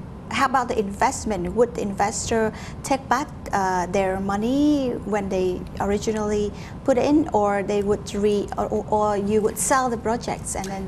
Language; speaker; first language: English; non-native, fluent; Vietnamese